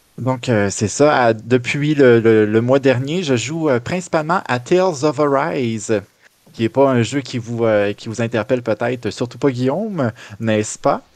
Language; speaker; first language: French; native; French